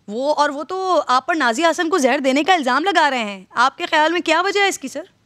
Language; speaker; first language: Urdu; native; Urdu